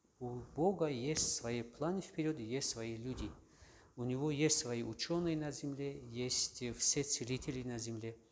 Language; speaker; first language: Russian; non-native, local second language; Tajik